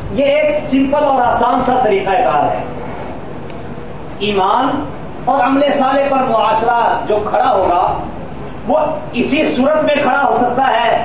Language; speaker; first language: Urdu; non-native, local second language; Punjabi